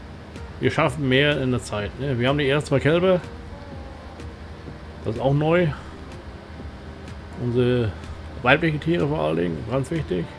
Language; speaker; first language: German; native; German